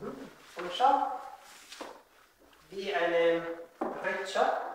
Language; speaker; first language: German; non-native, fluent; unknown